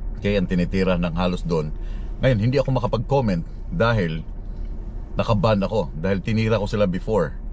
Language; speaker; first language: Filipino; native; Filipino